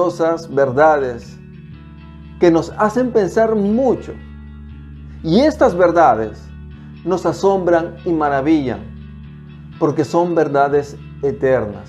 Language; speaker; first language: Spanish; native; Spanish